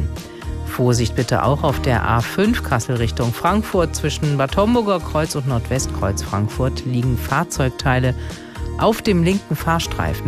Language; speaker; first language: German; native; German